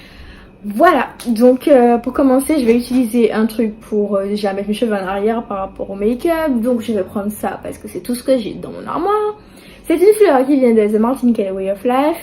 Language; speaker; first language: French; native; French